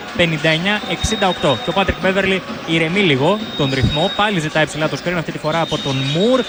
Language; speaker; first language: Greek; native; Greek